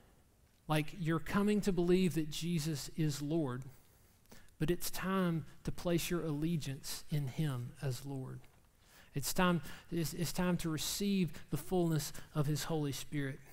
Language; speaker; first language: English; native; English